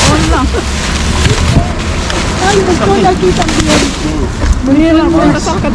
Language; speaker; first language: Spanish; non-native, learner; Filipino